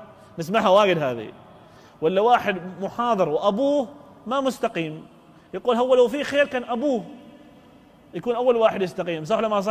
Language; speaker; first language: Arabic; native; Arabic